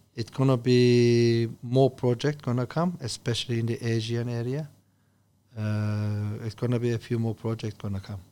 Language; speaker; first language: English; non-native, learner; Turkish